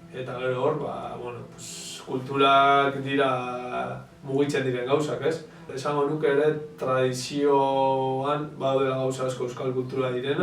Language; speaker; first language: Basque; native; Basque